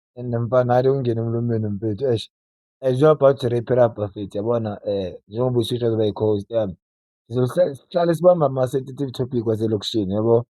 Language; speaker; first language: Zulu; native; Zulu